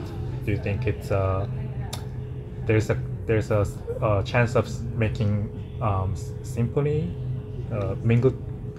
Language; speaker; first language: English; non-native, fluent; Korean